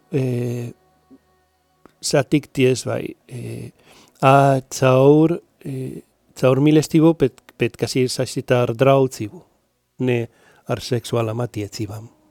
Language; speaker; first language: Latvian; non-native, learner; Spanish